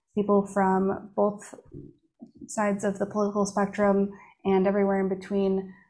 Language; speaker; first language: English; native; English